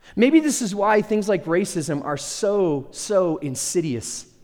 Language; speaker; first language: English; early bilingual, other home language; Spanish